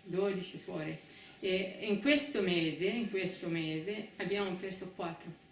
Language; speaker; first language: Italian; non-native, fluent; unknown